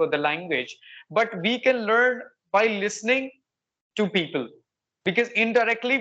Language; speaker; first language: English; non-native, local second language; Hindi